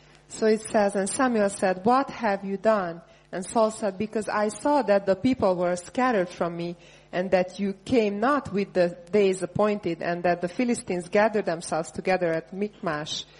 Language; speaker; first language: English; non-native, fluent; Hungarian